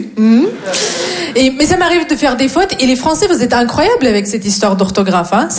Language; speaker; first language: French; non-native, fluent; Russian